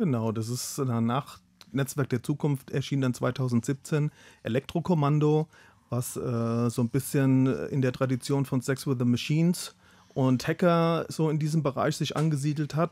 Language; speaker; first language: German; native; German